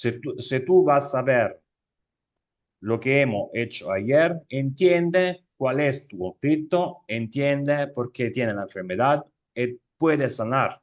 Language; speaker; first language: Spanish; non-native, fluent; Italian